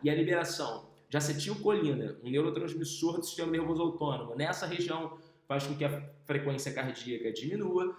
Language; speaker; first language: Portuguese; native; Portuguese